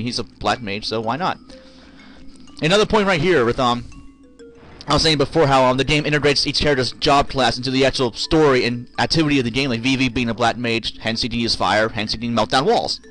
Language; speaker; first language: English; native; English